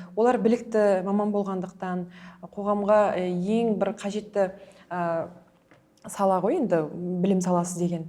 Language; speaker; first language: Kazakh; early bilingual, heritage; Kazakh